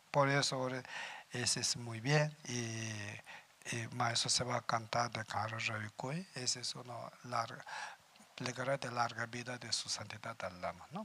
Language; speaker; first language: Spanish; non-native, learner; Tibetan